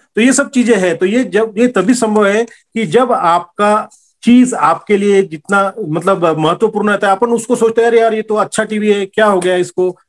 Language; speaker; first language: Hindi; non-native, local second language; Marathi